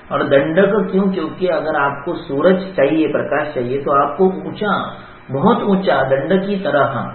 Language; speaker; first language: Hindi; non-native, local second language; Marathi